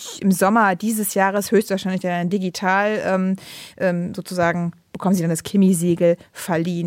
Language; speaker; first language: German; native; German